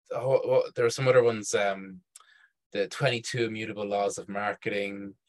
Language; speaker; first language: English; native; English